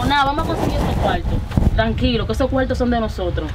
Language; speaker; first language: Spanish; native; Spanish